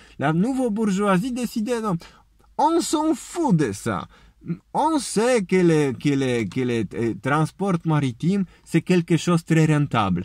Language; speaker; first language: French; non-native, learner; Polish